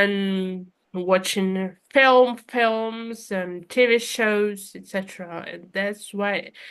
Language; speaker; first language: English; non-native, fluent; Russian